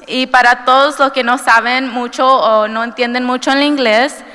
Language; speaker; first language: Spanish; early bilingual, heritage; Spanish